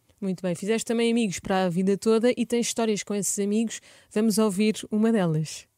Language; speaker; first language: Portuguese; native; Portuguese